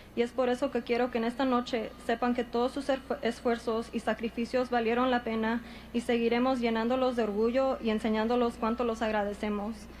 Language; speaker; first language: Spanish; early bilingual, heritage; Spanish